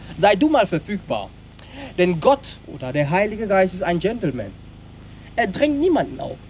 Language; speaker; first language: German; non-native, fluent; French